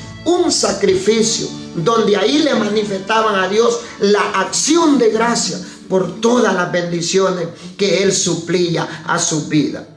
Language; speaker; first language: Spanish; native; Spanish